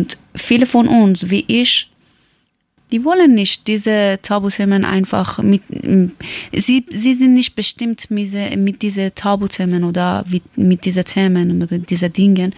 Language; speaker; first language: German; non-native, learner; Persian